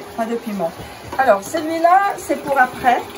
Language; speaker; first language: French; non-native, fluent; Italian